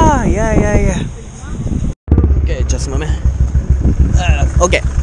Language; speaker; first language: English; non-native, learner; Japanese